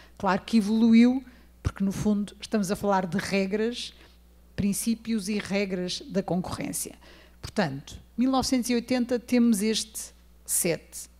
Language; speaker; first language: Portuguese; native; Portuguese